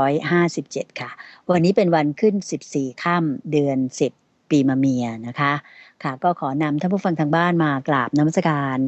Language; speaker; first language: Thai; native; Thai